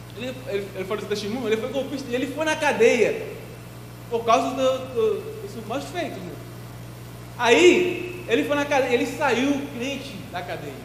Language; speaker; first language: Portuguese; non-native, fluent; Spanish